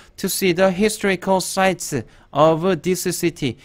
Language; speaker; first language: English; non-native, fluent; Korean